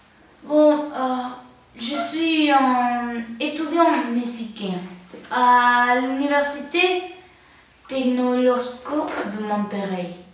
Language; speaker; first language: French; non-native, learner; Spanish